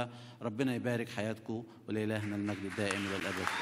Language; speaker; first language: Arabic; native; Arabic